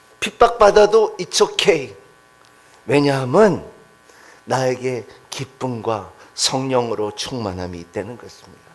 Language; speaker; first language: Korean; non-native, fluent; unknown